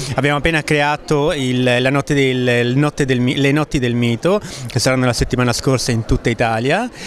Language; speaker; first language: Italian; native; Italian